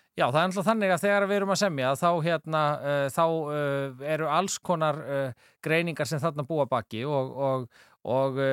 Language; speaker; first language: Icelandic; native; Icelandic